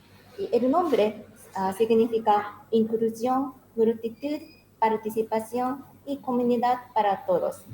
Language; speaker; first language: Spanish; non-native, learner; Japanese